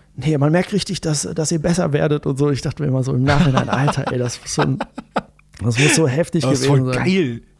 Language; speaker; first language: German; native; German